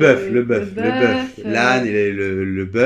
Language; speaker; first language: French; native; French